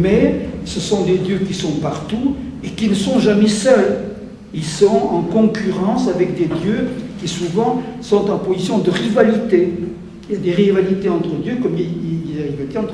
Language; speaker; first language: French; native; French